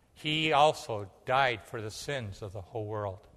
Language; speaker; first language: English; early bilingual, other home language; Spanish